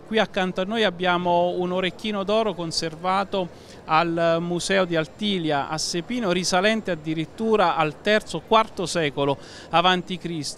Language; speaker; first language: Italian; native; Italian